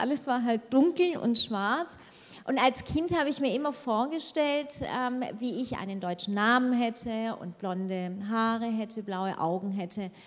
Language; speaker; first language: German; early bilingual, other home language; Turkish